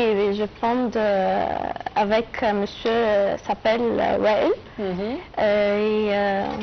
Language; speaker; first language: French; non-native, learner; Arabic